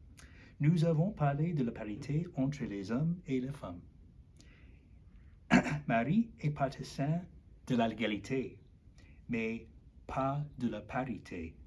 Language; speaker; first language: French; non-native, learner; English